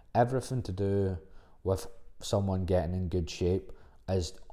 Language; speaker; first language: English; native; English